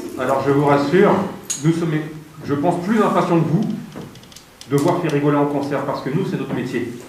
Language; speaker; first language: French; native; French